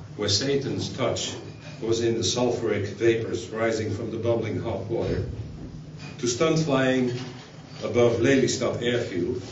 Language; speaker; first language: English; non-native, fluent; Dutch